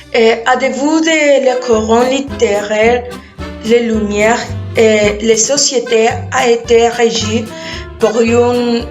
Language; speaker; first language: French; non-native, learner; Spanish